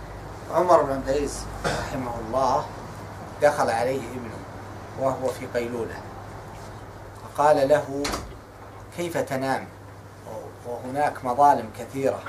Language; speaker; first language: Arabic; native; Arabic